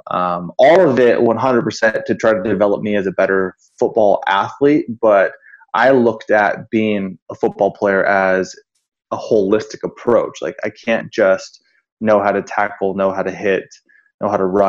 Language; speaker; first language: English; native; English